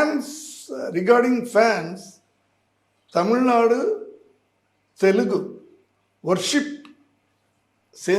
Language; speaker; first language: Telugu; non-native, learner; Tamil